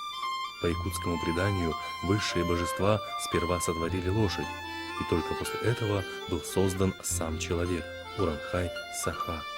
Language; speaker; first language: Russian; native; Russian